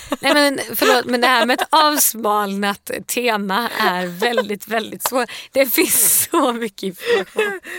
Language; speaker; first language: Swedish; native; Swedish